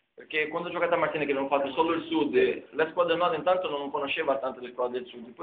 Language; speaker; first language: Italian; non-native, fluent; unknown